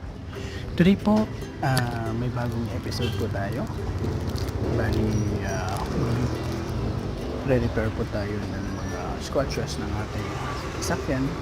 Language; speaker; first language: Filipino; native; Filipino